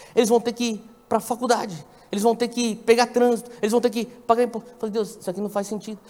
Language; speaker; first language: Portuguese; native; Portuguese